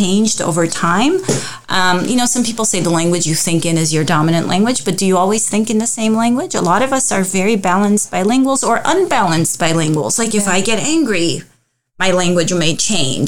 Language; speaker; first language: English; early bilingual, other home language; Armenian